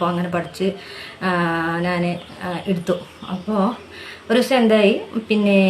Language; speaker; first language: Malayalam; non-native, local second language; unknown